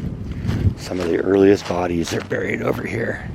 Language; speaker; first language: English; native; English